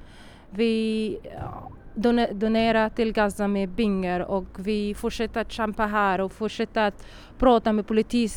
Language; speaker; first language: Swedish; non-native, fluent; Arabic